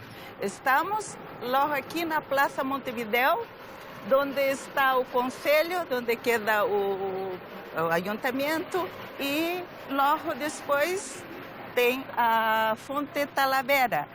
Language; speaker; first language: Portuguese; early bilingual, other home language; Galician